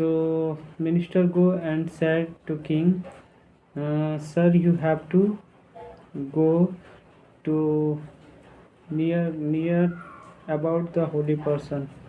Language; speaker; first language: English; non-native, learner; Hindi